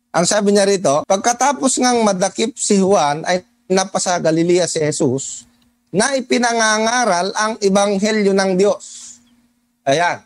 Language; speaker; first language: Filipino; non-native, local second language; Cebuano